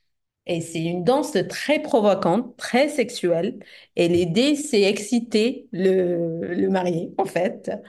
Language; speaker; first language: French; non-native, fluent; Arabic